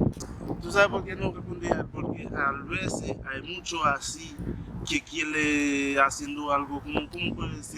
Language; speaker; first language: Spanish; non-native, learner; Haitian Creole